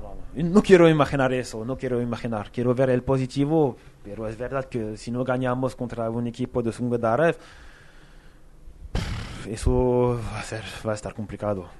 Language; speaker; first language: Spanish; non-native, fluent; French